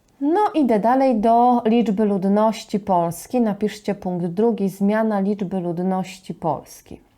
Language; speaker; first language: Polish; native; Polish